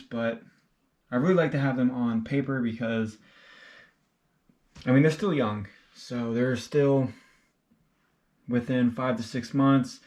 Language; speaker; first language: English; native; English